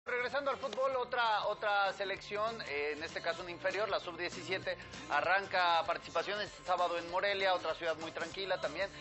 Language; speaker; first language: Spanish; native; Spanish